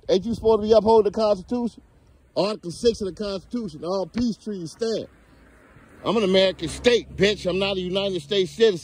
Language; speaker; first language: English; native; English